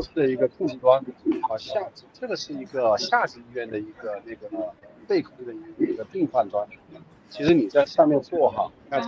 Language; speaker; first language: Chinese; native; Chinese